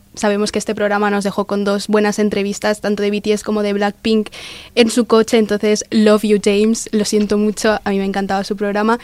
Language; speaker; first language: Spanish; native; Spanish